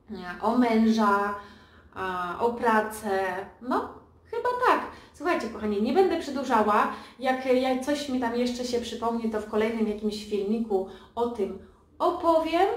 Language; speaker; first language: Polish; early bilingual, heritage; Polish